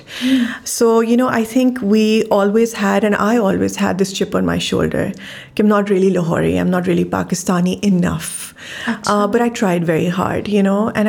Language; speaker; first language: English; non-native, local second language; Urdu